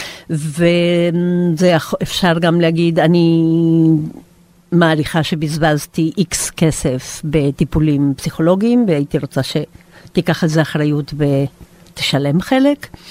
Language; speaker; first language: Hebrew; non-native, fluent; Spanish